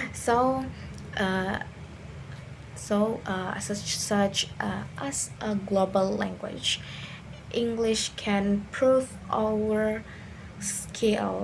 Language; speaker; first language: English; non-native, learner; Indonesian